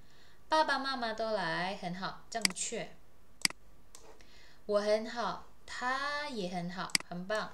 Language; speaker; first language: Chinese; non-native, fluent; Indonesian